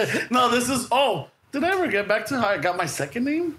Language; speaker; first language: English; early bilingual, other home language; Spanish